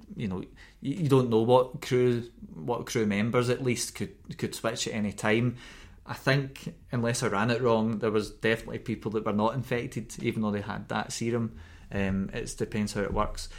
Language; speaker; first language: English; native; English